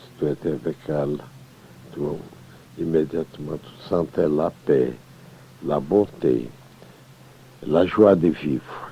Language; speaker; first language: French; non-native, fluent; Portuguese